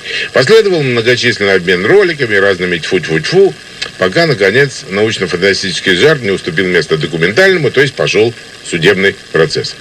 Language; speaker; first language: Russian; native; Russian